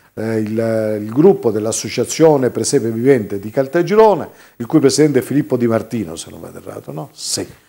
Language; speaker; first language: Italian; native; Italian